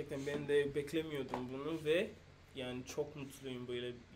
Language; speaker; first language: Turkish; non-native, fluent; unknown